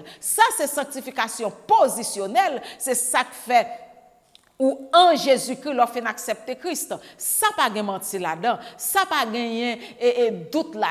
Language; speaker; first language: French; non-native, learner; Haitian Creole